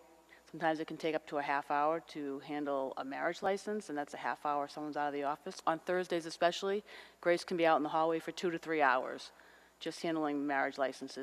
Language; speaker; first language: English; native; English